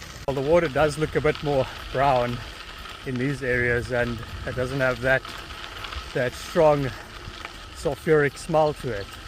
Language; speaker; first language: English; native; English